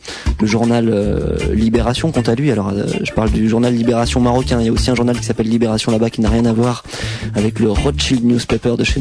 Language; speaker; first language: French; native; French